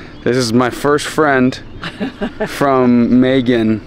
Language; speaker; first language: English; native; English